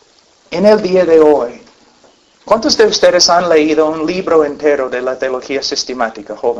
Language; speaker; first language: Spanish; non-native, fluent; English